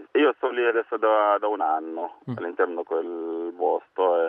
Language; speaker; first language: Italian; non-native, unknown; Arabic